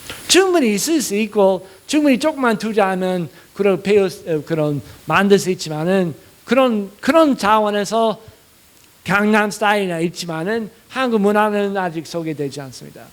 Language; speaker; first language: Korean; non-native, fluent; English